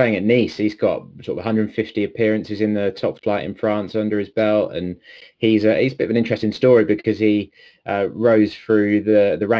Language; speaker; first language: English; native; English